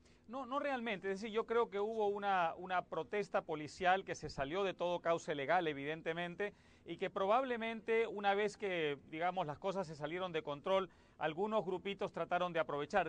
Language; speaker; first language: Spanish; native; Spanish